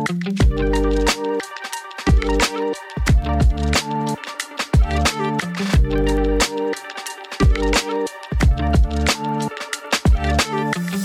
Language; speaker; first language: English; native; English